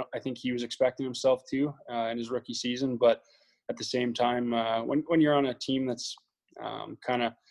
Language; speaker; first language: English; native; English